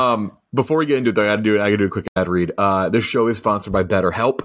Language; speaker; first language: English; native; English